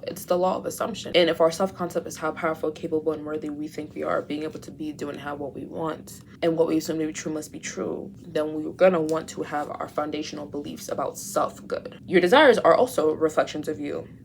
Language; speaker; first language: English; native; English